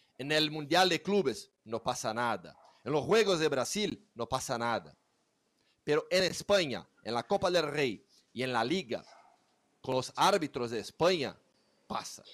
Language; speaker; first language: Spanish; non-native, fluent; Portuguese